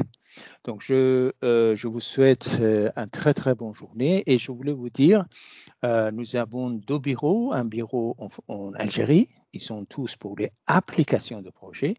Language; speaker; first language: French; non-native, fluent; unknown